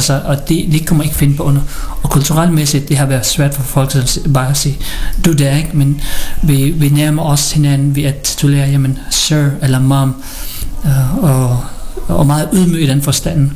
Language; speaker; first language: Danish; early bilingual, other home language; Filipino